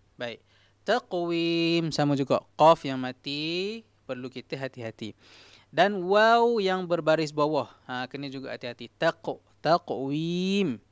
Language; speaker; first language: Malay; native; Malay